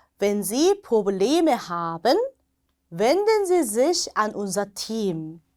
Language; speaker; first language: German; non-native, fluent; Korean